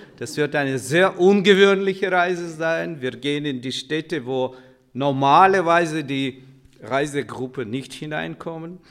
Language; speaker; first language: German; non-native, fluent; Russian